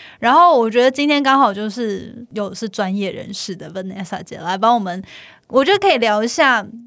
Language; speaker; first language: Chinese; native; Chinese